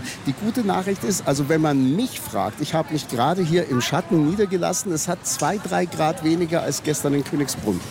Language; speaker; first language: German; native; German